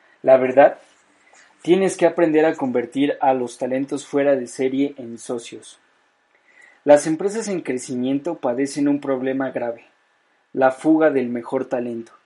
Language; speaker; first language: Spanish; native; Spanish